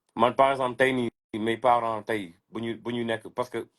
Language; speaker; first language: French; non-native, local second language; Wolof